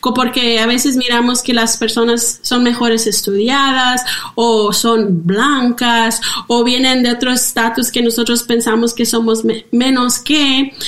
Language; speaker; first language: Spanish; early bilingual, heritage; Spanish